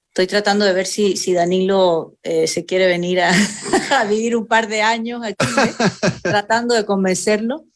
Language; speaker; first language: Spanish; native; Spanish